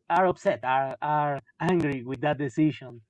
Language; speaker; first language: English; non-native, learner; Spanish